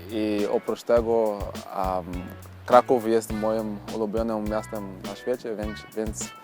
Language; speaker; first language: Polish; non-native, fluent; Portuguese